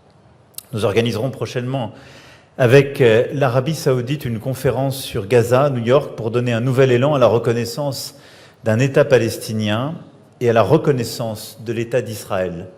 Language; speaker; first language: French; native; French